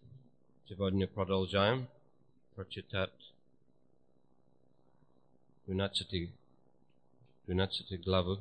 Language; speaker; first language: Russian; non-native, fluent; English